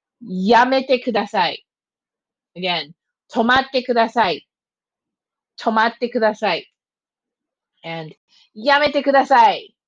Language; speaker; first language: Japanese; non-native, fluent; English